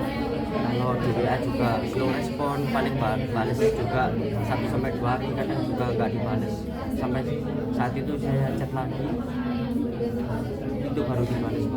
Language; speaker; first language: Indonesian; native; Indonesian